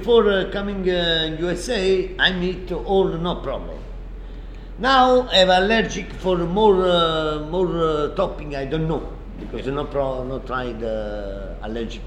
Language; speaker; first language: English; non-native, learner; Italian